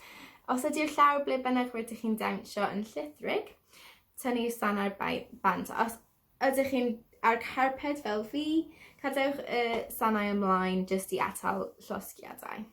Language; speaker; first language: Welsh; non-native, local second language; English